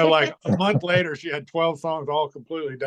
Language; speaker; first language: English; native; English